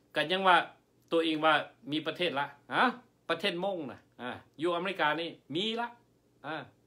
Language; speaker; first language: Lao; non-native, local second language; Hmong